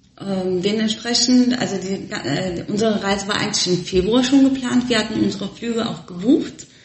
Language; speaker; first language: German; early bilingual, other home language; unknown